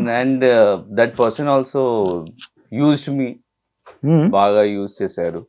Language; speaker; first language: Telugu; non-native, local second language; Hindi